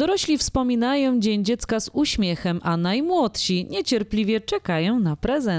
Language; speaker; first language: Polish; native; Polish